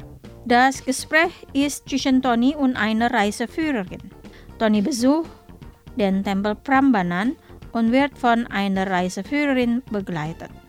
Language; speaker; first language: German; non-native, fluent; Indonesian